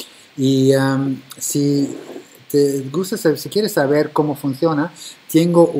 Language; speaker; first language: Spanish; non-native, fluent; Italian